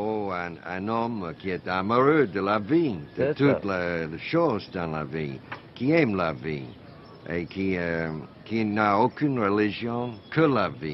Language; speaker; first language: French; non-native, fluent; English